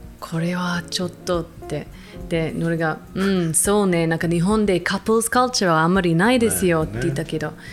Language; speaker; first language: Japanese; non-native, fluent; English